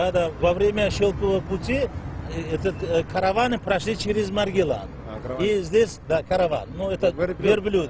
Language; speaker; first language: Russian; non-native, local second language; Uzbek